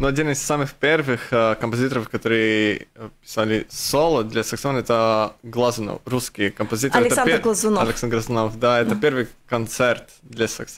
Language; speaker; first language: Russian; non-native, local second language; Latvian